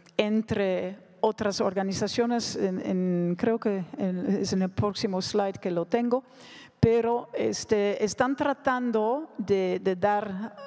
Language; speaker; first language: Spanish; non-native, fluent; Dutch